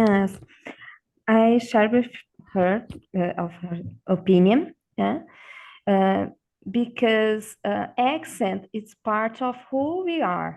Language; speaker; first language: English; non-native, learner; Portuguese